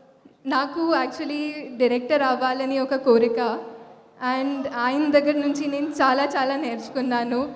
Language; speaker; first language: Telugu; non-native, fluent; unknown